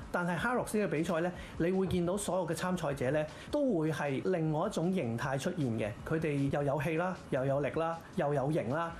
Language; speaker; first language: Cantonese; native; Cantonese